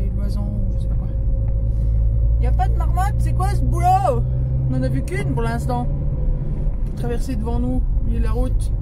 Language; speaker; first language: French; native; French